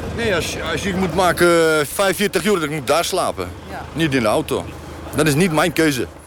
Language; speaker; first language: Dutch; non-native, learner; Ukrainian